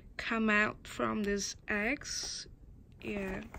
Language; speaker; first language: English; non-native, learner; Indonesian